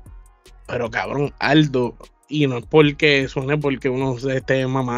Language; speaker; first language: Spanish; native; Spanish